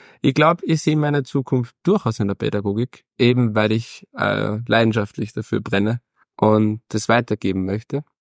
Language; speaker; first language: German; native; German